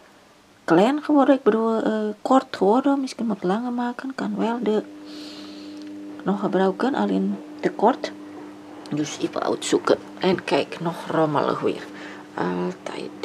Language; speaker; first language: Dutch; non-native, learner; Indonesian